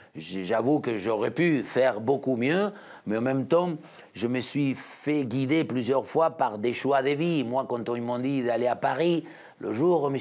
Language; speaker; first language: French; non-native, fluent; Spanish